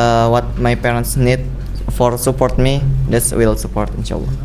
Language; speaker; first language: English; non-native, learner; Indonesian